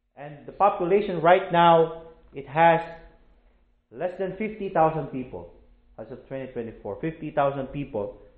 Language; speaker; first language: English; non-native, local second language; Filipino